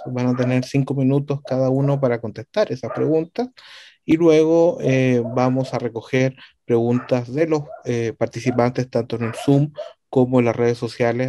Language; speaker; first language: Spanish; native; Spanish